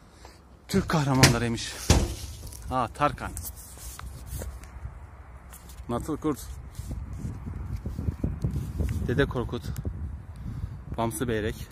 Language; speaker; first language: Turkish; native; Turkish